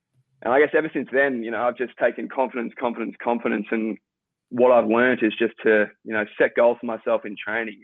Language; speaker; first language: English; native; English